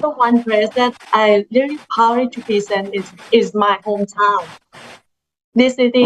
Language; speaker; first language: English; non-native, learner; Thai